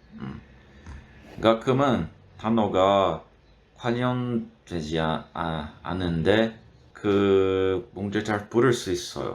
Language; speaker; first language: Korean; non-native, learner; Portuguese